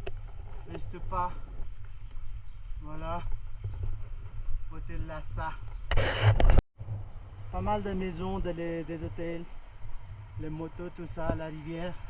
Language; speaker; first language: French; non-native, fluent; Nepali